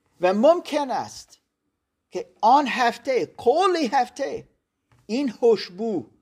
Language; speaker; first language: Persian; non-native, learner; German